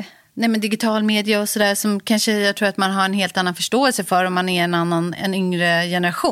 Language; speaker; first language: Swedish; native; Swedish